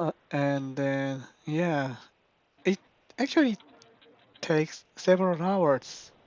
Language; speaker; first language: English; non-native, learner; Korean